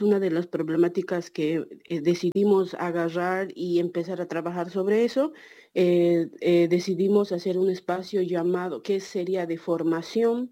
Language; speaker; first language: Spanish; native; Spanish